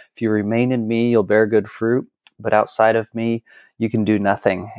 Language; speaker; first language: English; native; English